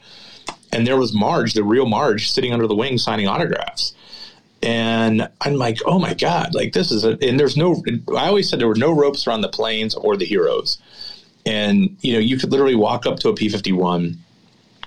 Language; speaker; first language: English; native; English